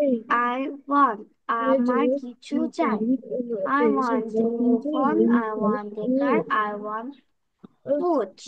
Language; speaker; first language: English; non-native, learner; Bangla